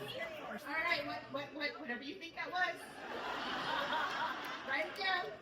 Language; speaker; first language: English; native; English